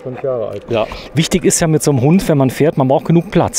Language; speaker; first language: German; native; German